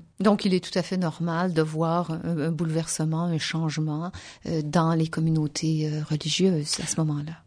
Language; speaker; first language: French; native; French